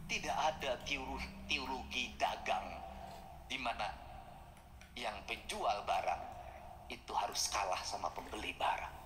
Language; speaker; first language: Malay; non-native, local second language; Sundanese